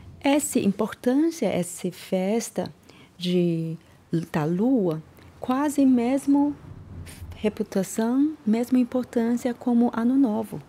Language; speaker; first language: Portuguese; non-native, learner; Chinese